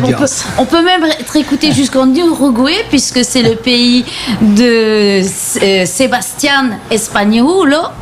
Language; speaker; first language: French; native; French